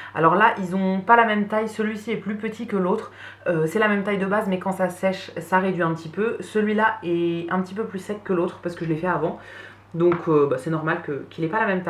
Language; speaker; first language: French; native; French